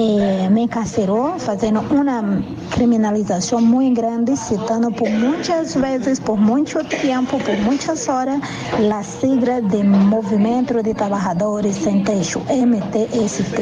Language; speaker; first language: Spanish; non-native, learner; Portuguese